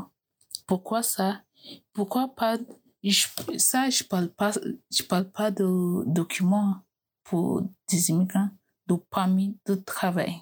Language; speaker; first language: French; non-native, learner; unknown